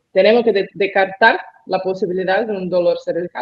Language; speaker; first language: Spanish; non-native, learner; Portuguese